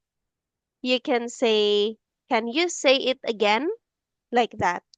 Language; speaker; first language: English; non-native, fluent; Filipino